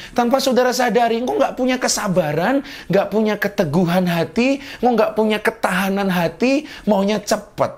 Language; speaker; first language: Indonesian; native; Indonesian